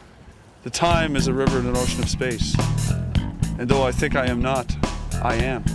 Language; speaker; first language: English; native; English